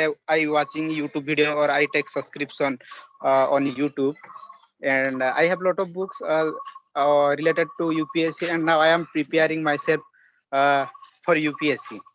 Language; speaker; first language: English; non-native, learner; Odia